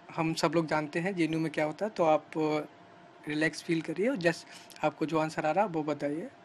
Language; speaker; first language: Hindi; native; Hindi